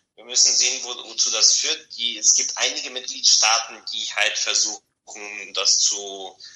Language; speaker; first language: German; non-native, fluent; Bulgarian